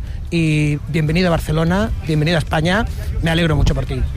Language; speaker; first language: Spanish; native; Spanish